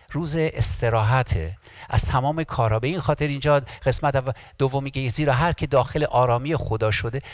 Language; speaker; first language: Persian; early bilingual, heritage; Persian